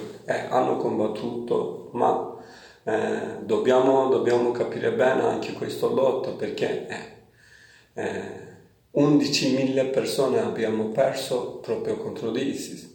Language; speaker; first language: Italian; non-native, learner; Kurdish